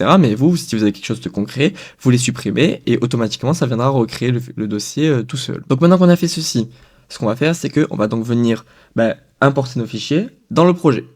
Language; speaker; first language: French; native; French